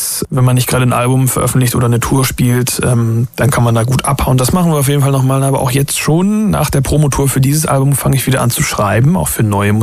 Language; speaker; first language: German; native; German